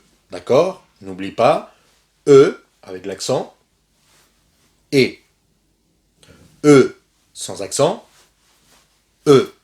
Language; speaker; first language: French; non-native, fluent; Spanish